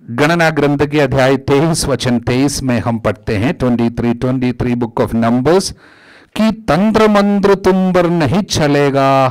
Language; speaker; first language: Hindi; non-native, local second language; Malayalam